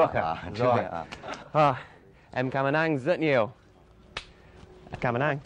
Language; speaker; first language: Vietnamese; non-native, learner; English